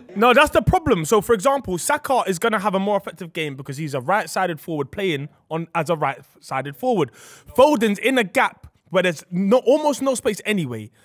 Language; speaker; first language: English; native; English